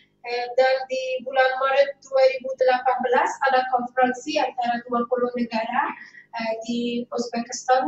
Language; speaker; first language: Indonesian; non-native, fluent; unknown